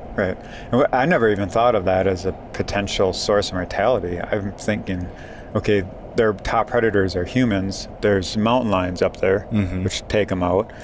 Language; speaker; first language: English; native; English